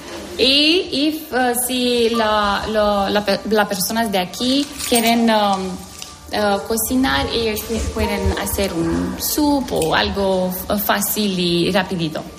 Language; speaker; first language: Spanish; non-native, learner; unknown